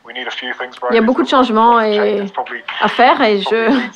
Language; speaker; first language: French; non-native, fluent; English